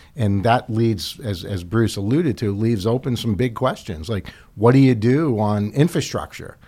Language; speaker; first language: English; native; English